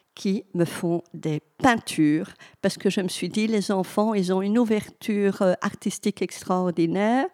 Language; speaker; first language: French; native; French